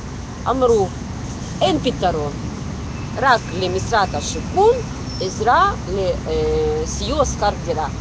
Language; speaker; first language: Hebrew; non-native, local second language; Russian